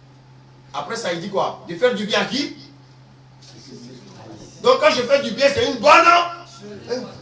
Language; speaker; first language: French; native; French